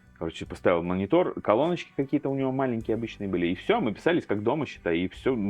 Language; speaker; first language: Russian; native; Russian